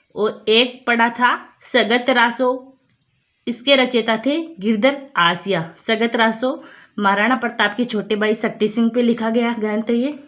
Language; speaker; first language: Hindi; native; Hindi